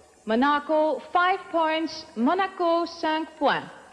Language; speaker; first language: English; non-native, fluent; Dutch